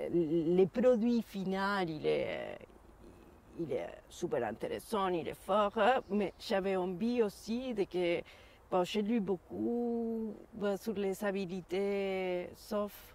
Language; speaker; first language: French; non-native, fluent; Spanish